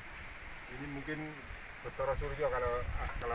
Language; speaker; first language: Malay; non-native, local second language; Javanese